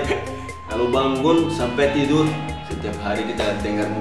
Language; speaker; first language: Indonesian; non-native, fluent; Portuguese